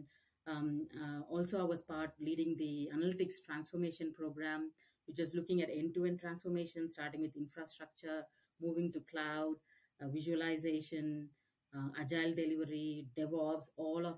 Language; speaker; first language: English; non-native, local second language; Tamil